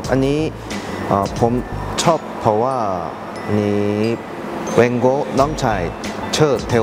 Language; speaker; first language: Thai; non-native, learner; Korean